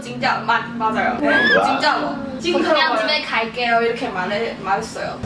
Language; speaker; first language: Korean; non-native, fluent; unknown